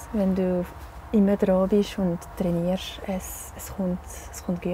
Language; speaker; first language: German; non-native, local second language; French